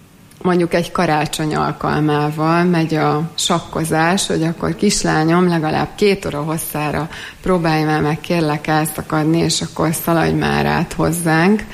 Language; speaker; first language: Hungarian; native; Hungarian